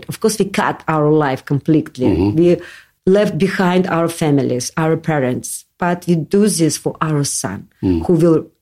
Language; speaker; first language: English; non-native, learner; Russian